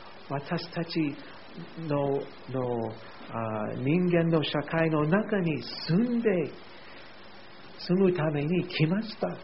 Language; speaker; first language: Japanese; non-native, fluent; English